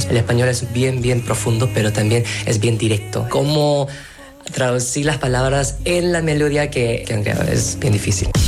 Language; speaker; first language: Spanish; non-native, fluent; Korean